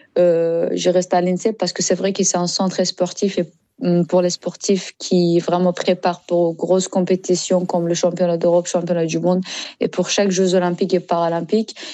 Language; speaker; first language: French; non-native, learner; Persian